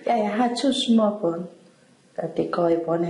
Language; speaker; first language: Danish; non-native, learner; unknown